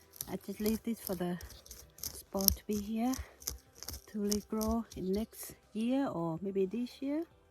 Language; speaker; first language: English; non-native, learner; Thai